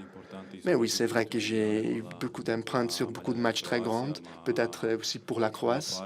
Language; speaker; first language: French; non-native, fluent; Italian